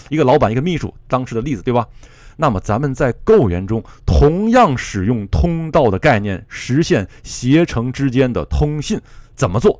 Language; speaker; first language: Chinese; native; Chinese